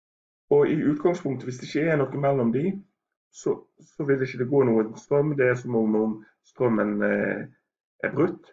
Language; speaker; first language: Norwegian; native; Norwegian